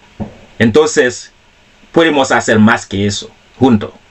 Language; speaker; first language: Spanish; non-native, fluent; Haitian Creole